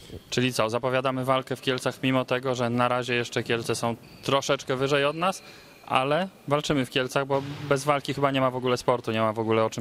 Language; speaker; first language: Polish; native; Polish